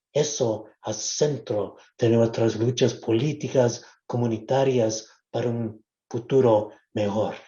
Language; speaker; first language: Spanish; non-native, local second language; English